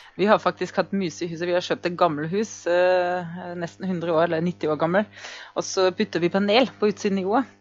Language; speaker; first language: Norwegian; non-native, fluent; German